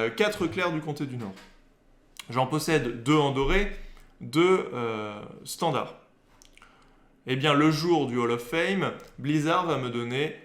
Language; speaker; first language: French; native; French